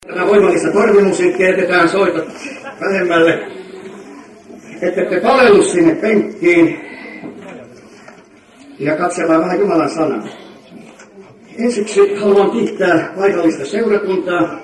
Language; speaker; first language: Finnish; native; Finnish